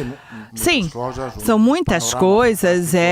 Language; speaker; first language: Portuguese; non-native, fluent; Italian